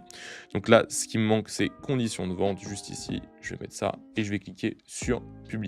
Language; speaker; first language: French; native; French